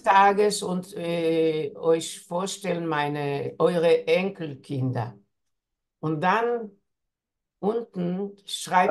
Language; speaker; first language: German; non-native, learner; Hebrew